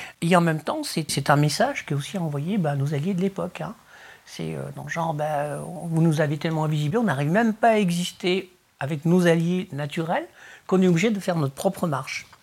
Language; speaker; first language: French; early bilingual, other home language; Spanish